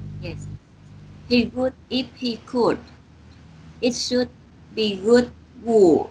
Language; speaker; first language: English; non-native, learner; Vietnamese